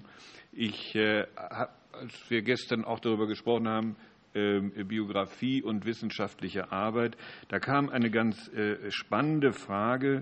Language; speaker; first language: German; native; German